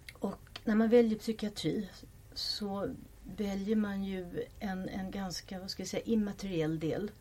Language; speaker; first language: Swedish; non-native, fluent; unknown